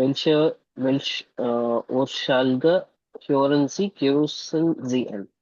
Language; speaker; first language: German; non-native, learner; Tamil